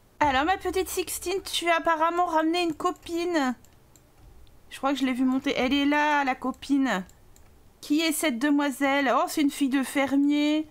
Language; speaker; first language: French; native; French